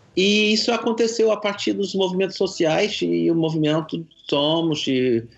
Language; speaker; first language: Portuguese; non-native, fluent; English